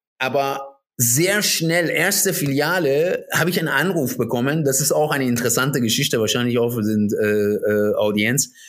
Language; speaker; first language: German; non-native, fluent; Persian